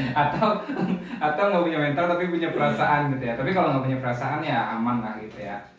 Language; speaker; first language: Indonesian; non-native, local second language; Minangkabau